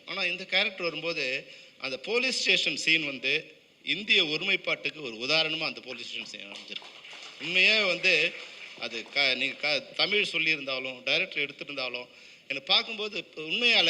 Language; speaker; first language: Tamil; native; Tamil